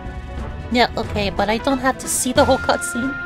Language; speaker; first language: English; native; English